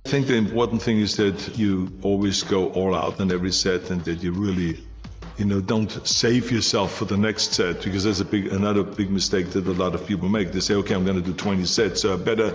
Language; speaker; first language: English; non-native, fluent; German